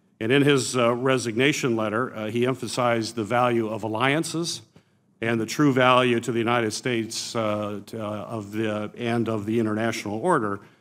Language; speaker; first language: English; native; English